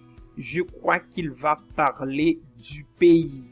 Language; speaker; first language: French; non-native, fluent; Portuguese